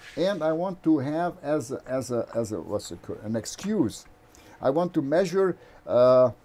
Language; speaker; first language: English; non-native, fluent; Portuguese